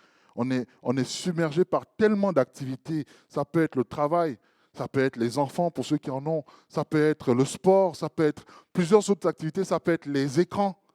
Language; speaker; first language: French; native; French